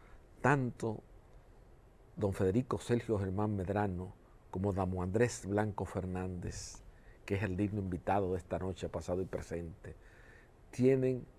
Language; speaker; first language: Spanish; native; Spanish